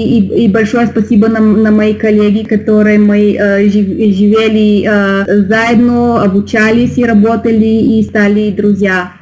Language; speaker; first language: Russian; non-native, learner; Bulgarian